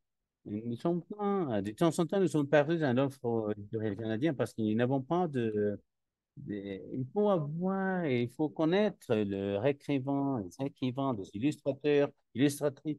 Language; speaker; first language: French; non-native, learner; Spanish